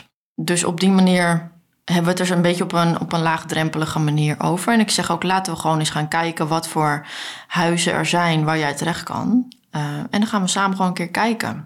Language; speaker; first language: Dutch; native; Dutch